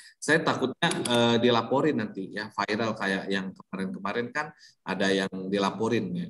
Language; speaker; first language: Indonesian; early bilingual, heritage; Indonesian